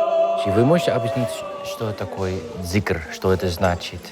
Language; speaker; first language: Russian; non-native, fluent; Dutch